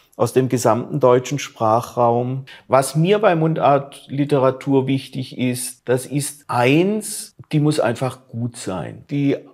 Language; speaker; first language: German; non-native, local second language; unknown